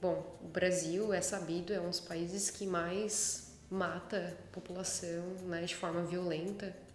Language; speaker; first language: Portuguese; native; Portuguese